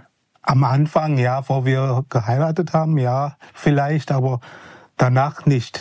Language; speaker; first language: German; non-native, fluent; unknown